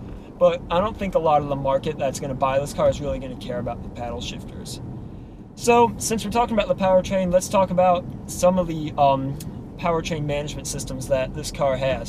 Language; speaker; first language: English; native; English